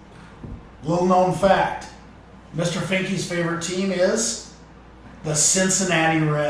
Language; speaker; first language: English; native; English